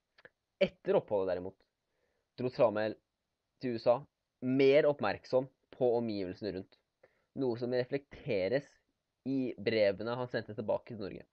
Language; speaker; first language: Norwegian; native; Norwegian